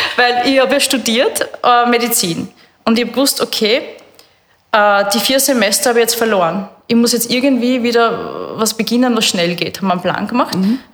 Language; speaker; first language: German; native; German